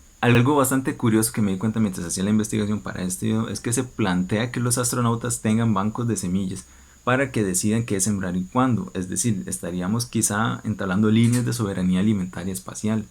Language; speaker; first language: Spanish; native; Spanish